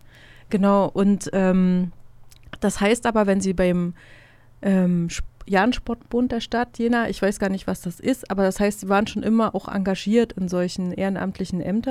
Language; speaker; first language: German; native; German